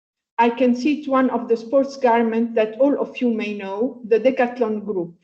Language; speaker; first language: English; non-native, fluent; Italian